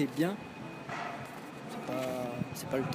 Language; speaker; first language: French; native; French